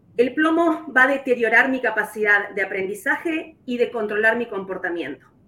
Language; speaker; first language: Spanish; native; Spanish